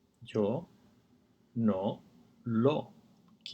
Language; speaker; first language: Spanish; non-native, fluent; English